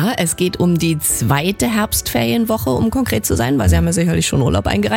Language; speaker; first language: German; native; German